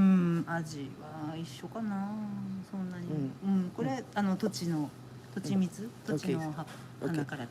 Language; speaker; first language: Japanese; native; Japanese